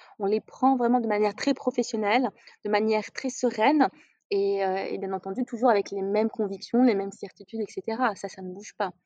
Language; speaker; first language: French; non-native, local second language; Arabic